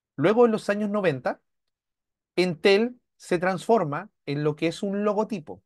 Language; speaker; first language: Spanish; native; Spanish